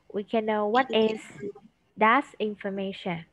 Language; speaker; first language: English; non-native, fluent; Vietnamese